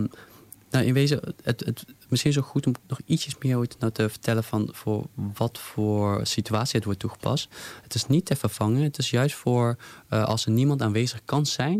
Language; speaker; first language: Dutch; native; Dutch